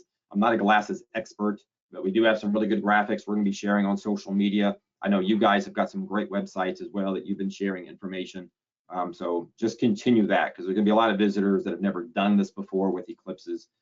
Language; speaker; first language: English; native; English